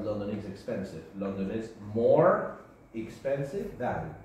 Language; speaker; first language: English; non-native, fluent; Spanish